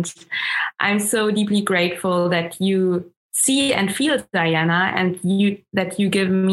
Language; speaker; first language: English; non-native, fluent; German